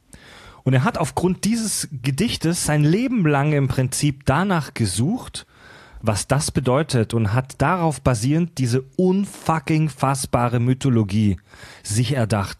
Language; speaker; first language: German; native; German